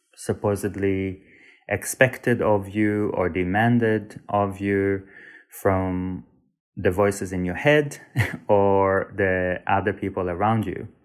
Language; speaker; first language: English; non-native, fluent; Hebrew